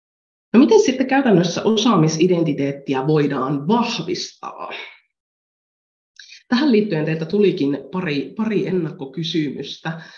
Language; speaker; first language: Finnish; native; Finnish